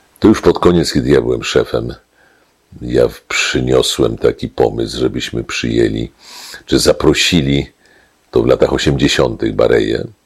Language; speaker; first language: Polish; native; Polish